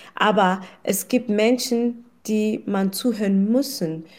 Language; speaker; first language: German; non-native, fluent; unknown